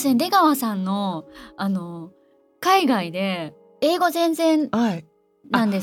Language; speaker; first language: Japanese; native; Japanese